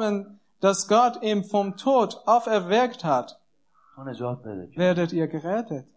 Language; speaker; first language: German; non-native, learner; Persian